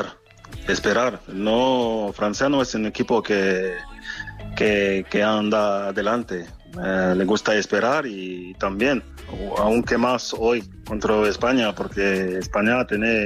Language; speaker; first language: Spanish; non-native, fluent; French